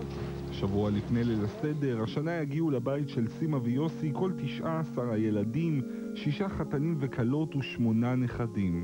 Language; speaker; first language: Hebrew; native; Hebrew